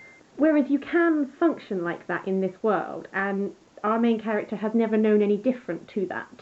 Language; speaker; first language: English; native; English